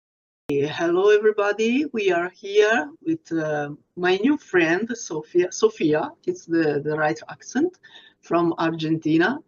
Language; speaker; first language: English; non-native, fluent; Italian